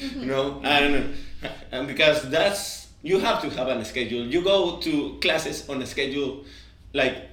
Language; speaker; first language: English; non-native, fluent; Spanish